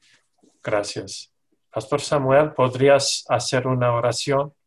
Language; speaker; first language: Spanish; non-native, learner; English